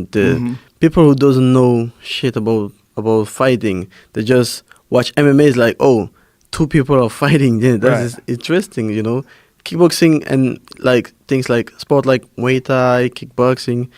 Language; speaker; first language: English; non-native, fluent; French